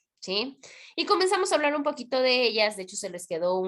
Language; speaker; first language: Spanish; native; Spanish